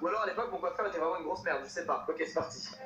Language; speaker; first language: French; native; French